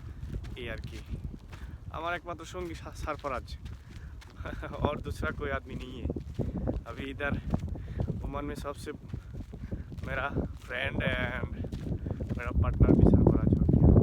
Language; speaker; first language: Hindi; non-native, learner; Bangla